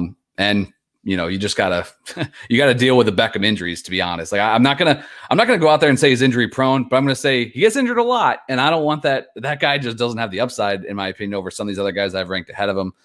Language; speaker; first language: English; native; English